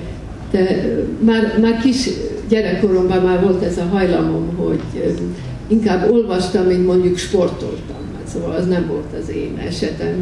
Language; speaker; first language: Hungarian; early bilingual, heritage; Hungarian